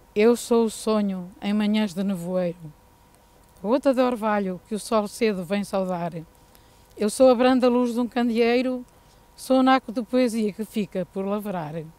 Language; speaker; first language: Portuguese; native; Portuguese